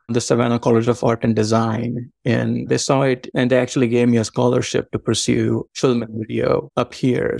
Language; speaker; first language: English; non-native, local second language; Marathi